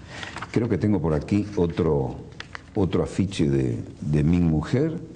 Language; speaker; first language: Spanish; native; Spanish